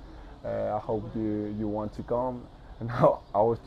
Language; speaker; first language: English; early bilingual, other home language; Spanish